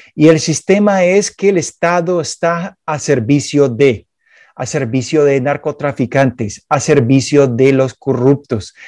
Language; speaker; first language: Spanish; non-native, fluent; English